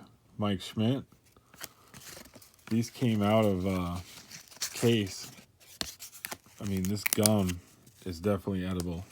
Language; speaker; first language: English; native; English